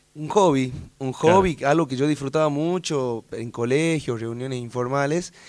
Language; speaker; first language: Spanish; native; Spanish